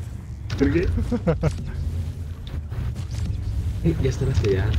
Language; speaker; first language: Spanish; early bilingual, heritage; Spanish